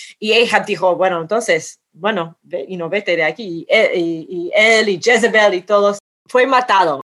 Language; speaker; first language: Spanish; non-native, fluent; English